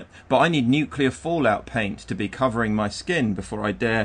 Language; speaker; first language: English; native; English